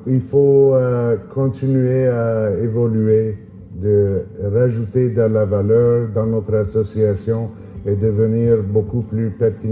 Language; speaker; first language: French; non-native, local second language; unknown